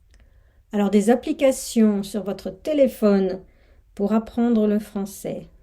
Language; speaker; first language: French; non-native, fluent; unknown